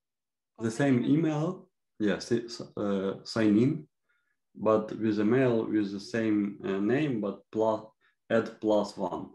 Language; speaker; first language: English; non-native, fluent; Ukrainian